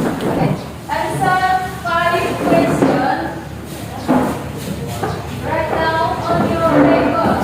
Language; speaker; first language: English; non-native, local second language; Indonesian